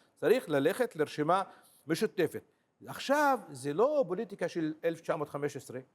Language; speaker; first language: Hebrew; non-native, local second language; Arabic